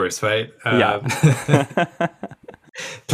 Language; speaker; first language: English; non-native, fluent; French